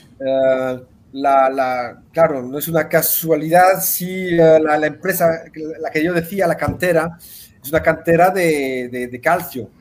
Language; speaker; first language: Spanish; early bilingual, heritage; Spanish